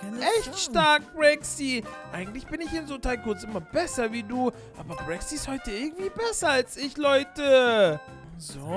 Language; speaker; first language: German; native; German